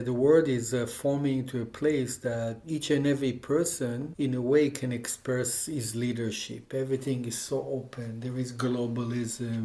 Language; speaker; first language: English; non-native, fluent; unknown